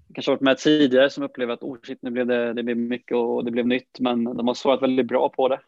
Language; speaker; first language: Swedish; native; Swedish